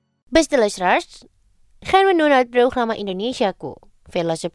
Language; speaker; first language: Dutch; non-native, fluent; Indonesian